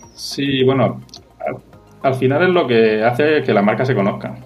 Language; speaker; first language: Spanish; native; Spanish